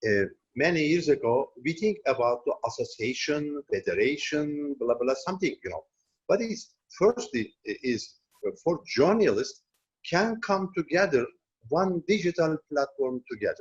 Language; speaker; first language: English; non-native, learner; Turkish